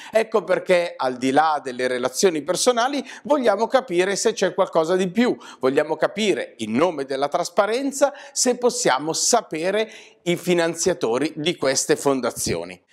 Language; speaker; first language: Italian; native; Italian